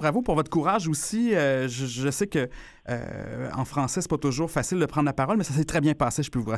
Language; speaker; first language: French; native; French